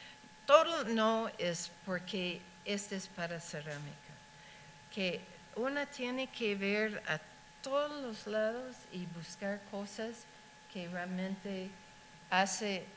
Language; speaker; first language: Spanish; non-native, fluent; English